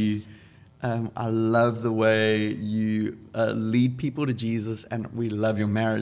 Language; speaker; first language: English; native; English